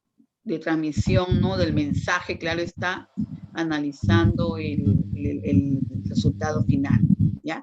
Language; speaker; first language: Spanish; native; Spanish